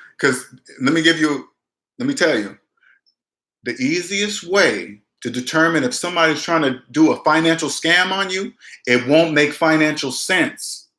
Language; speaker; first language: English; native; English